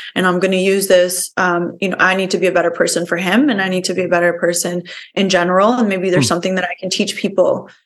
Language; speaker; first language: English; early bilingual, other home language; Spanish